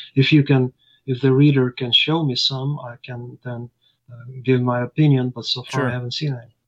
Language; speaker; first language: English; non-native, fluent; Ukrainian